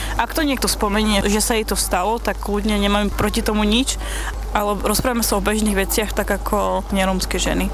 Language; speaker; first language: Slovak; native; Slovak